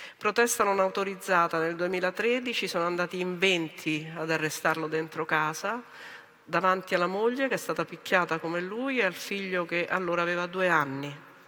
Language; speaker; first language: Italian; native; Italian